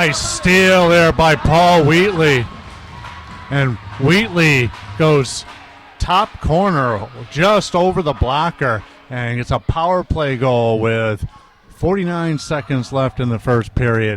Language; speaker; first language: English; native; English